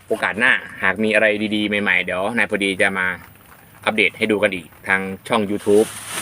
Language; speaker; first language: Thai; non-native, local second language; Northeastern Thai